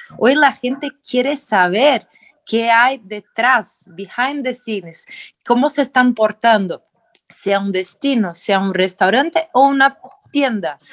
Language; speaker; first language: Spanish; non-native, fluent; Portuguese